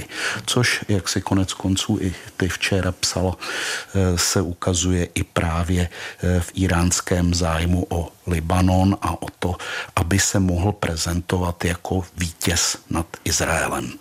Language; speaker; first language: Czech; native; Czech